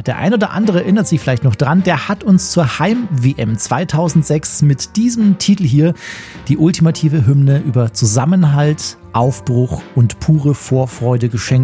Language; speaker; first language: German; native; German